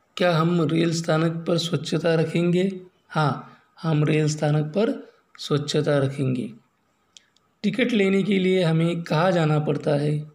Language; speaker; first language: Hindi; non-native, local second language; Marathi